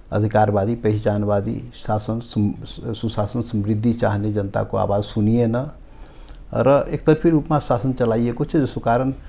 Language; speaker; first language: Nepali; non-native, local second language; Maithili